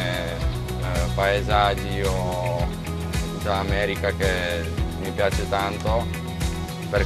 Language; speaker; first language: Italian; non-native, learner; Slovak